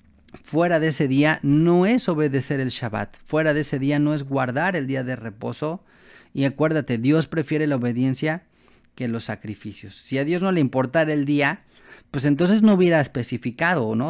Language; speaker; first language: Spanish; native; Spanish